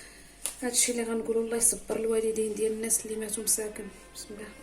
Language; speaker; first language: Arabic; native; Arabic